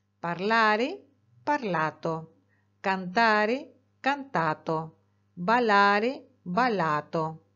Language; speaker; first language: Italian; non-native, fluent; Spanish